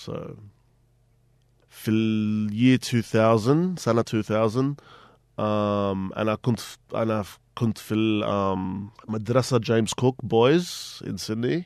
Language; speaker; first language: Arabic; early bilingual, heritage; Arabic